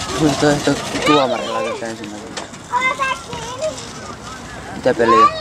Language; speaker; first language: Finnish; native; Finnish